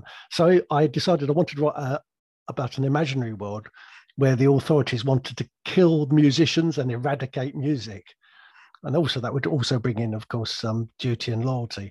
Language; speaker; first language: English; native; English